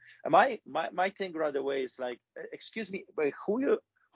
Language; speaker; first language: English; non-native, fluent; Polish